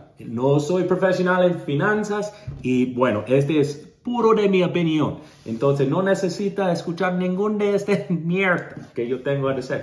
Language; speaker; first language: Spanish; non-native, learner; English